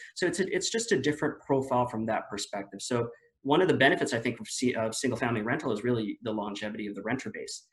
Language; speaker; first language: English; non-native, local second language; Filipino